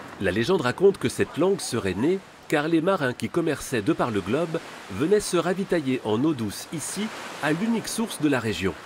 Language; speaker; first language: French; native; French